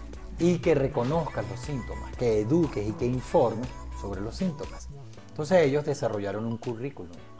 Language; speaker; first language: Spanish; native; Spanish